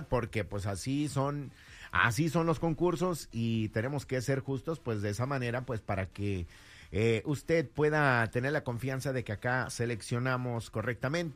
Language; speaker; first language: Spanish; native; Spanish